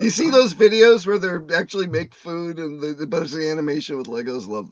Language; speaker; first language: English; native; English